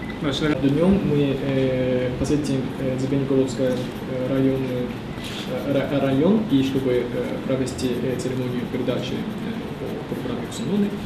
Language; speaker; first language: Russian; non-native, fluent; Japanese